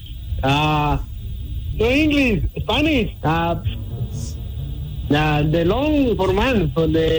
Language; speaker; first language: English; non-native, learner; Spanish